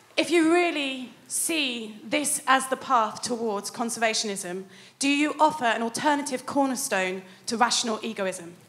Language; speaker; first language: English; native; English